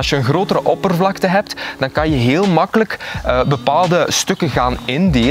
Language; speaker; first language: Dutch; native; Dutch